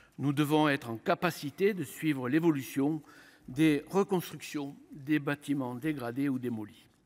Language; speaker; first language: French; native; French